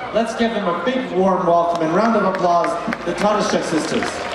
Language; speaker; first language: English; native; English